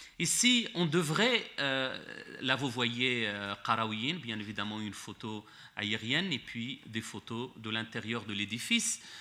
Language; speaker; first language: French; non-native, local second language; Arabic